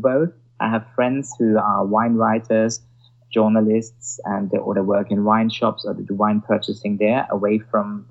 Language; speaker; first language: English; non-native, fluent; German